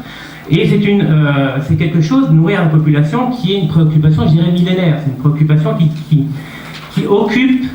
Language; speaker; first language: French; native; French